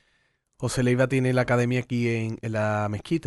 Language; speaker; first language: Spanish; native; Spanish